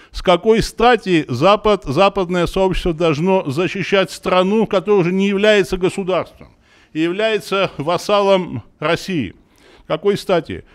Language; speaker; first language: Russian; non-native, local second language; Armenian